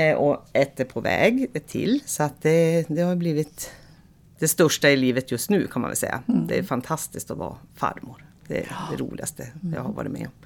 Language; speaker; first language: Swedish; native; Swedish